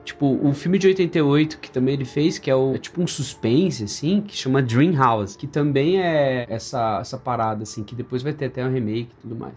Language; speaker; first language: Portuguese; native; Portuguese